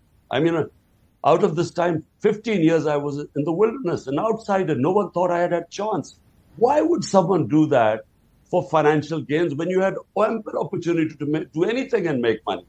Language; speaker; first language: English; non-native, local second language; Urdu